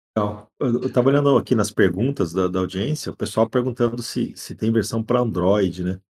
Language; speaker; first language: Portuguese; native; Portuguese